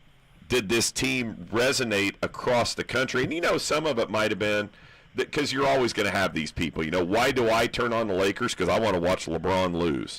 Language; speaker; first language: English; native; English